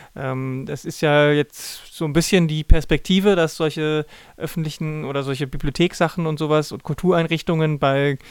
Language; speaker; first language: German; native; German